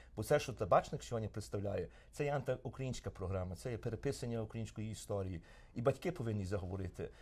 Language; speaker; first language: Ukrainian; early bilingual, heritage; Ukrainian